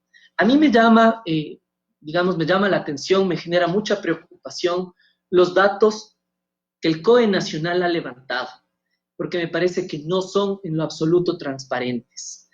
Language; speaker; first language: Spanish; native; Spanish